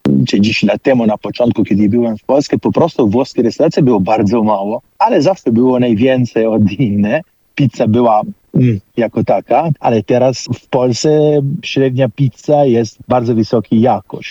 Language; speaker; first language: Polish; non-native, fluent; Italian